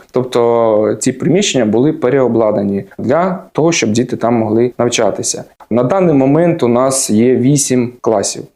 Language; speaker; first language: Ukrainian; native; Ukrainian